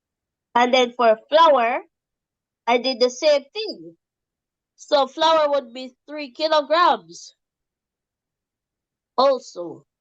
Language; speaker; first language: English; native; English